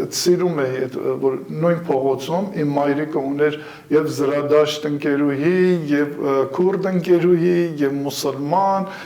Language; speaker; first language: Armenian; early bilingual, heritage; Armenian